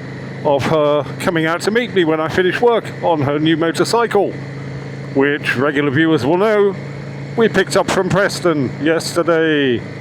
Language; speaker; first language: English; native; English